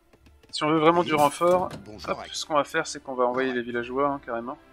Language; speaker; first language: French; native; French